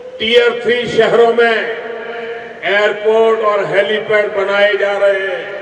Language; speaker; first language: Hindi; non-native, local second language; Gujarati